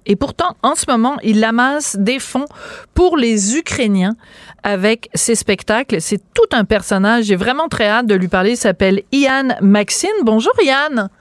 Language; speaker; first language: French; native; French